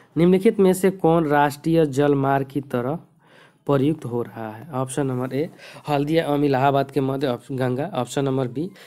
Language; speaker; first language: Hindi; native; Hindi